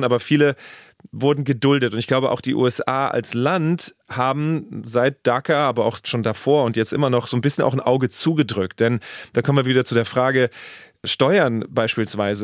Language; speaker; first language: German; native; German